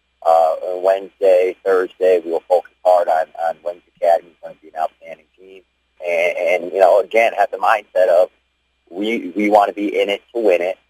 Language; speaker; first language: English; native; English